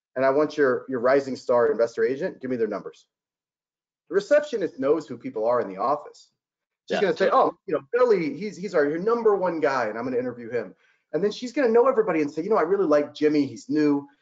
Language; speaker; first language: English; native; English